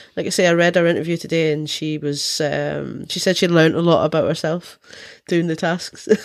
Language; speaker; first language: English; native; English